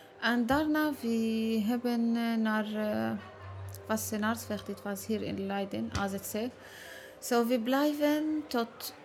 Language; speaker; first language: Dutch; non-native, learner; Arabic